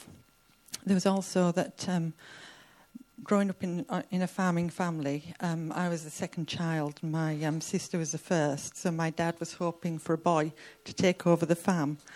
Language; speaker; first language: English; native; English